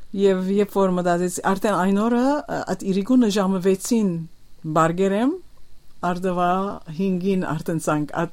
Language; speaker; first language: Armenian; early bilingual, heritage; Armenian